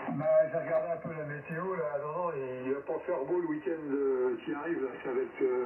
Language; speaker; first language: French; native; French